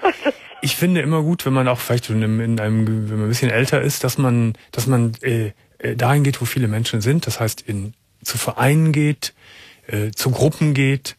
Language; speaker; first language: German; native; German